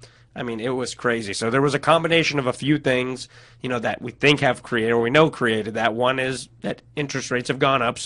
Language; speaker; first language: English; native; English